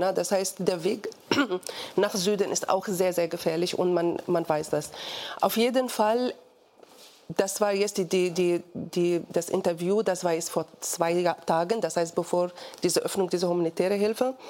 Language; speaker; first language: German; non-native, fluent; Arabic